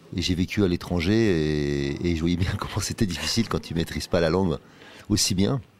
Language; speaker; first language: French; native; French